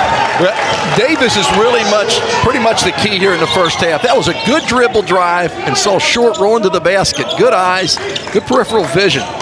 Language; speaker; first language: English; native; English